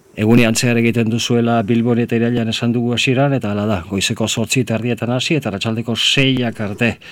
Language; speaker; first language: Basque; native; Basque